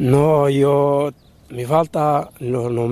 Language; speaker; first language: Spanish; non-native, learner; Arabic